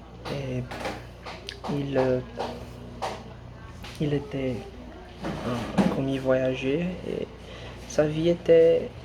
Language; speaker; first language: French; non-native, learner; Portuguese